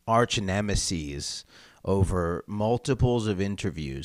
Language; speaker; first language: English; native; English